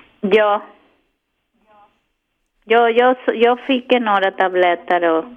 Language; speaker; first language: Swedish; non-native, learner; Spanish